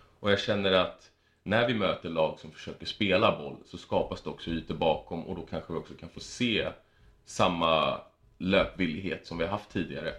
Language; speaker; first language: Swedish; early bilingual, other home language; Spanish